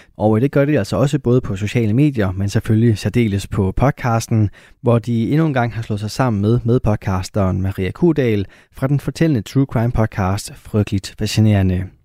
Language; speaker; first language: Danish; native; Danish